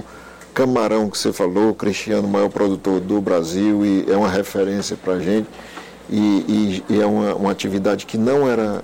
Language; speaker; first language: Portuguese; native; Portuguese